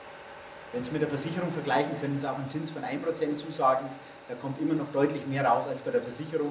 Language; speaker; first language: German; native; German